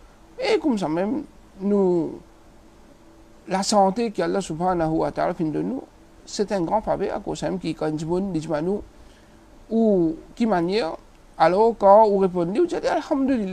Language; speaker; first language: French; non-native, local second language; Morisyen